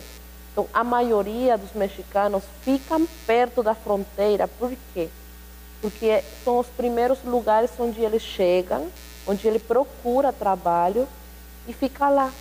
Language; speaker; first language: Portuguese; non-native, fluent; Spanish